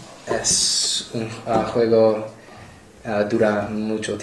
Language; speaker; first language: Spanish; non-native, learner; English